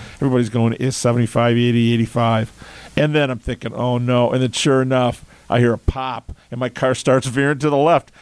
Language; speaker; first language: English; native; English